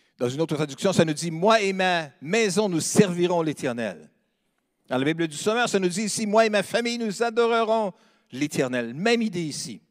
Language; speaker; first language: French; native; French